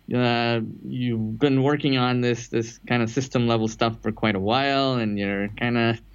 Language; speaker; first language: English; non-native, local second language; Tamil